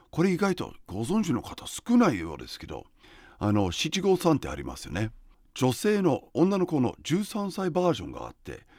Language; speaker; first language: Japanese; non-native, fluent; English